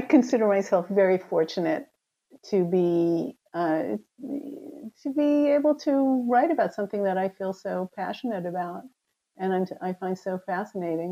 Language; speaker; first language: English; native; English